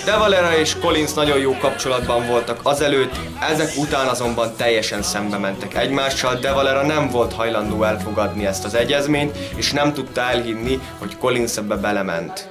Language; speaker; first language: Hungarian; native; Hungarian